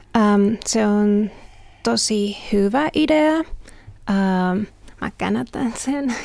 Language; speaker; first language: Finnish; non-native, learner; Spanish